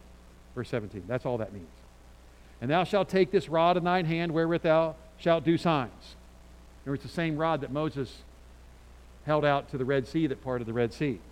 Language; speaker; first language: English; native; English